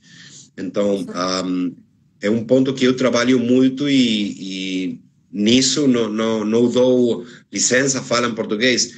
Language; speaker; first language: Portuguese; non-native, fluent; Spanish